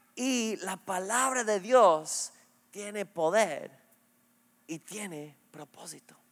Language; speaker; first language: Spanish; non-native, fluent; English